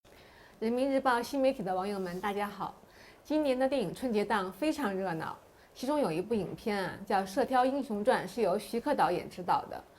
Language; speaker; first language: Chinese; native; Chinese